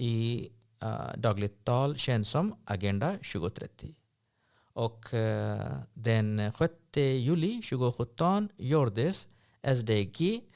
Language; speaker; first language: Swedish; non-native, fluent; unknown